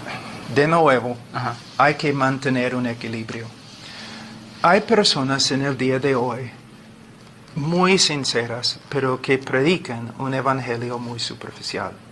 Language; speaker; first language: Spanish; non-native, fluent; English